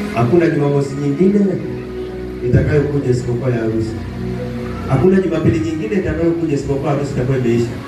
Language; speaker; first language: Swahili; native; Swahili